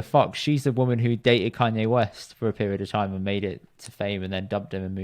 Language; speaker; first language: English; early bilingual, other home language; Punjabi